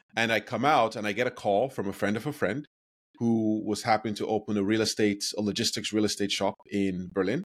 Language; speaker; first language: English; non-native, local second language; Yoruba